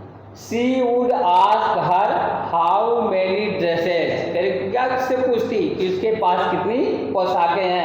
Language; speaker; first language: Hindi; native; Hindi